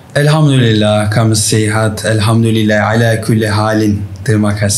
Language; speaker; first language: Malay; non-native, learner; Turkish